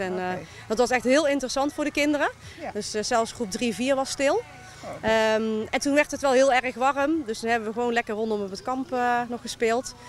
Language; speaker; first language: Dutch; native; Dutch